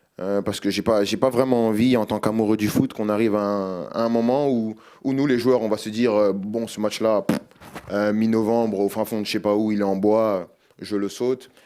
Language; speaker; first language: French; native; French